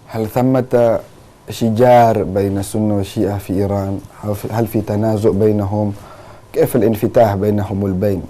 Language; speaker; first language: Arabic; non-native, fluent; Indonesian